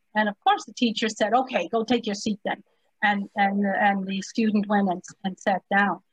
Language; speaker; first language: English; early bilingual, other home language; Spanish